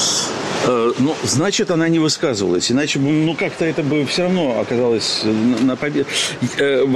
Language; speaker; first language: Russian; native; Russian